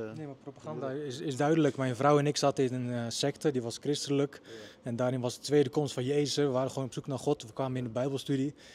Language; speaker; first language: Dutch; early bilingual, other home language; Bosnian